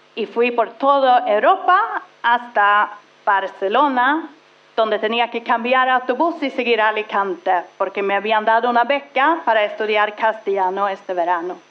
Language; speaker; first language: Spanish; non-native, fluent; Swedish